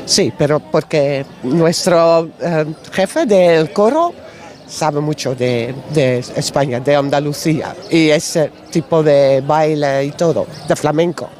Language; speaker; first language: Spanish; non-native, learner; Dutch